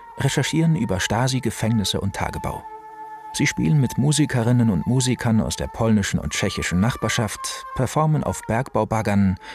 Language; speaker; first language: German; native; German